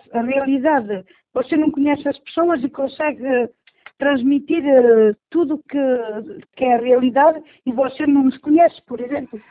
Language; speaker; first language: Portuguese; early bilingual, heritage; Portuguese